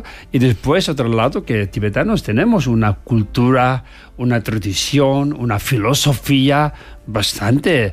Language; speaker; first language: Spanish; non-native, learner; Tibetan